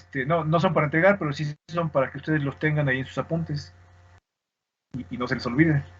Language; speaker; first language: Spanish; native; Spanish